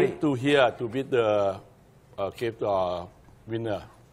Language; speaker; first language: English; non-native, learner; Thai